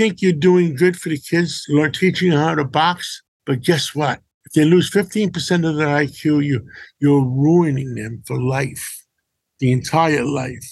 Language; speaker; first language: English; early bilingual, other home language; Greek